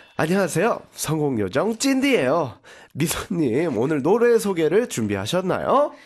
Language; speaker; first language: Korean; native; Korean